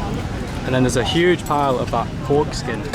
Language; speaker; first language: English; native; English